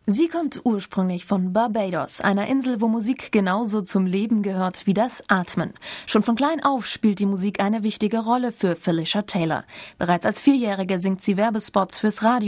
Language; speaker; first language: German; native; German